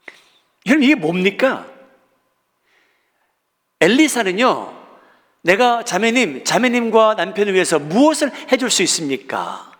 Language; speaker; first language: Korean; native; Korean